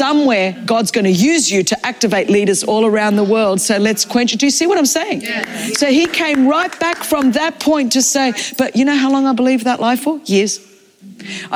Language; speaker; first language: English; non-native, local second language; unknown